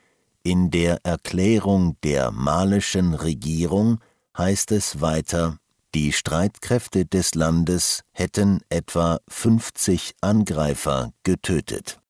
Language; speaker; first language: German; native; German